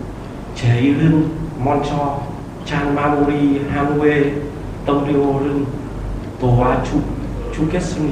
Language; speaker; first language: Korean; non-native, learner; Vietnamese